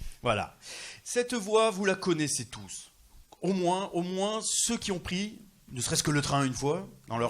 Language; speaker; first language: French; native; French